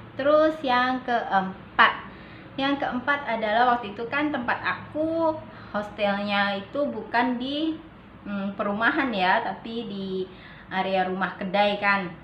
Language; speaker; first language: Indonesian; native; Indonesian